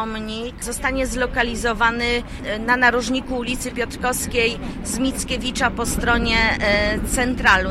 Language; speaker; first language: Polish; native; Polish